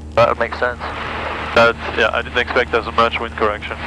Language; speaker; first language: English; non-native, fluent; French